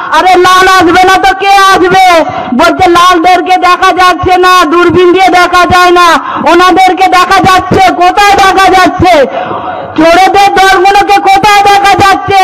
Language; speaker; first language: Bangla; non-native, local second language; Santali